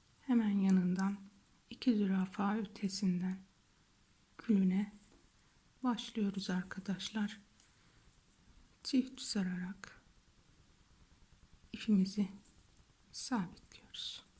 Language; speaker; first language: Turkish; native; Turkish